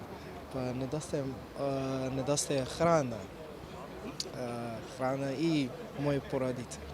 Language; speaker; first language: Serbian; non-native, learner; Portuguese